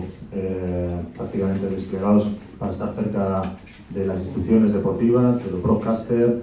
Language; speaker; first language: Spanish; native; Spanish